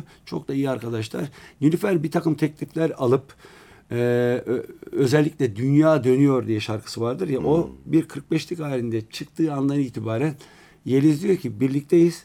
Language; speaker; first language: Turkish; native; Turkish